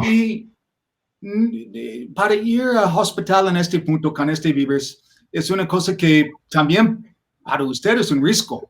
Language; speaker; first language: Spanish; non-native, learner; English